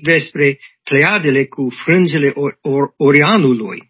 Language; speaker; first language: Romanian; non-native, learner; English